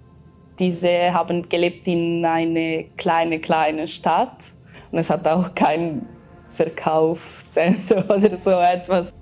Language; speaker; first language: German; non-native, local second language; Italian